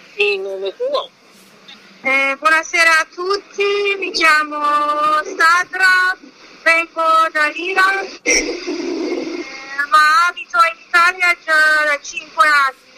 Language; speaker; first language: Italian; non-native, fluent; Persian